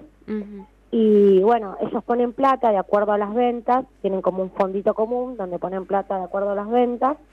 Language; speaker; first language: Spanish; native; Spanish